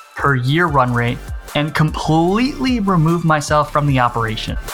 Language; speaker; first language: English; native; English